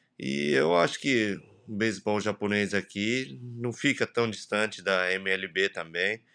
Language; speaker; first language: Portuguese; native; Portuguese